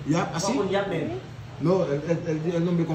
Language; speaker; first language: Spanish; non-native, fluent; Haitian Creole